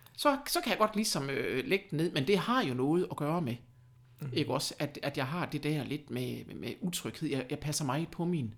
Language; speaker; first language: Danish; early bilingual, other home language; German